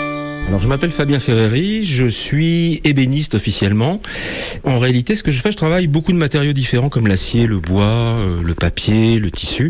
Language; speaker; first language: French; native; French